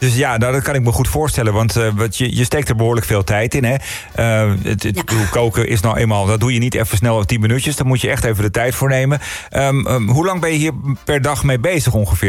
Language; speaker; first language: Dutch; native; Dutch